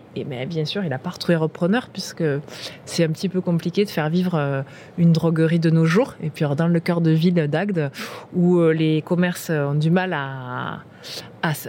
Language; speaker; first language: French; native; French